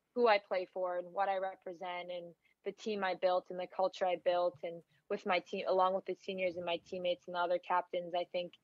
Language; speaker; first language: English; native; English